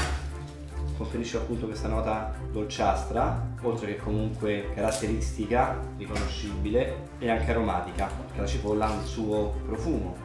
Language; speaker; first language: Italian; native; Italian